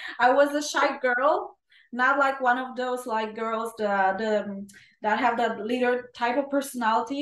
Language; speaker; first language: English; non-native, fluent; Italian